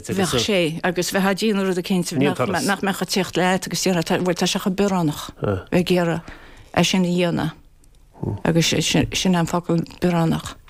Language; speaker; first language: Irish; native; Irish